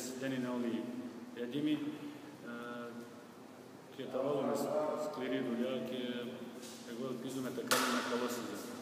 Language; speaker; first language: Greek; non-native, learner; Serbian